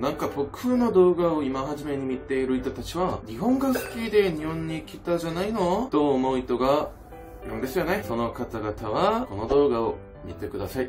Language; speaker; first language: Japanese; non-native, fluent; Korean